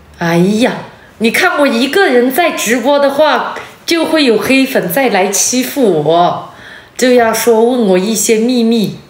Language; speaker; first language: Chinese; non-native, local second language; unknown